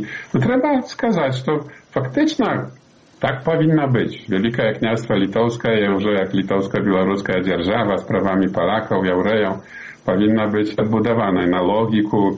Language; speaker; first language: Polish; non-native, learner; Belarusian